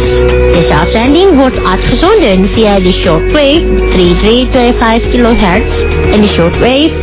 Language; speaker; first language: Dutch; non-native, learner; Indonesian